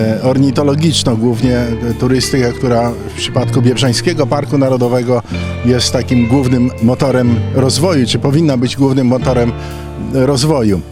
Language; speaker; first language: Polish; native; Polish